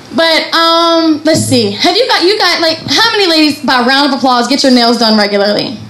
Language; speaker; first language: English; native; English